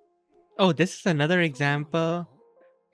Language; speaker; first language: English; native; English